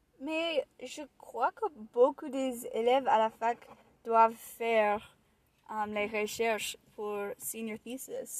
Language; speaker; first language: French; non-native, learner; English